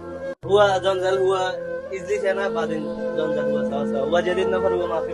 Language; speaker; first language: Arabic; non-native, learner; Bangla